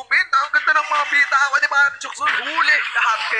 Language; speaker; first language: Filipino; native; Filipino